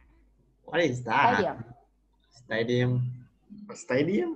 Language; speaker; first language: English; non-native, learner; Vietnamese